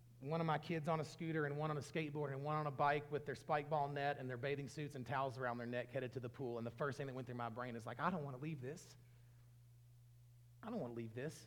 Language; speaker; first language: English; native; English